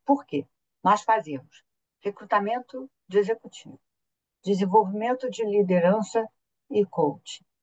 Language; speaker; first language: Portuguese; native; Portuguese